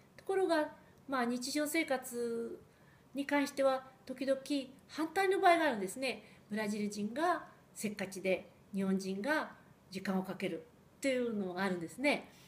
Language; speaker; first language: Japanese; early bilingual, heritage; Japanese